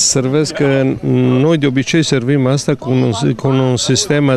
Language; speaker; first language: Romanian; non-native, learner; Italian